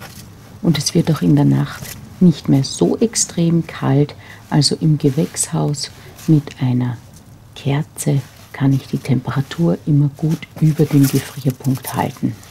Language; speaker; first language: German; native; German